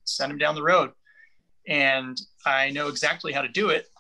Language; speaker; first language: English; native; English